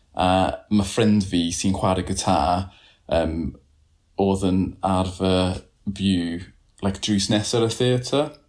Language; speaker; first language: Welsh; non-native, learner; English